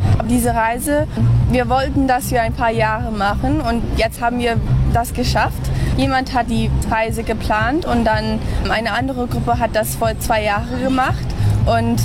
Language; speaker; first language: German; early bilingual, heritage; English